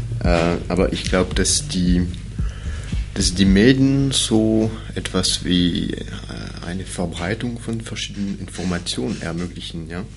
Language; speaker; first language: German; non-native, fluent; French